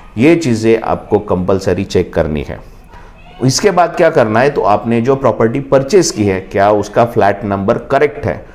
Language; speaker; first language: Hindi; non-native, local second language; Marathi